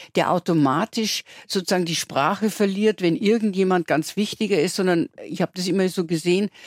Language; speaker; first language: German; native; German